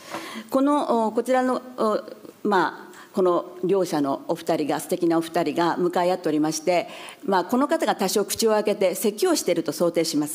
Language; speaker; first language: Japanese; native; Japanese